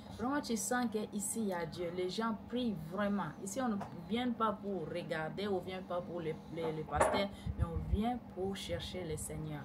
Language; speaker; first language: French; non-native, local second language; Lingala